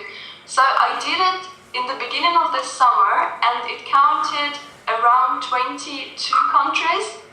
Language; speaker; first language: English; non-native, fluent; Russian